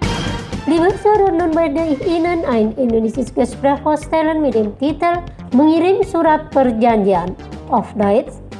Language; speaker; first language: German; non-native, fluent; Indonesian